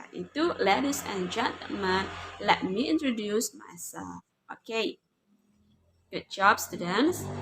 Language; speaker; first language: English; non-native, learner; Indonesian